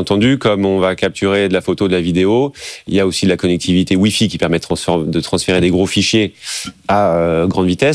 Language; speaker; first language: French; native; French